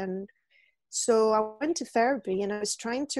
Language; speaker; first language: English; non-native, fluent; French